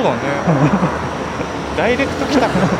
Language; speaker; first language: Japanese; native; Japanese